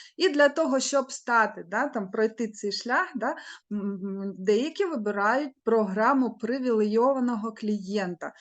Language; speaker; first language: Ukrainian; non-native, local second language; Russian